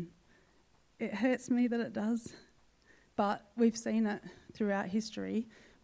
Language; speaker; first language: English; native; English